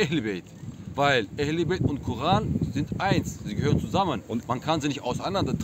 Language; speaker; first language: German; non-native, fluent; Turkish